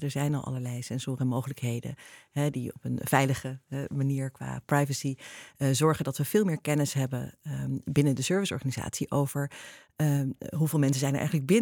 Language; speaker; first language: Dutch; native; Dutch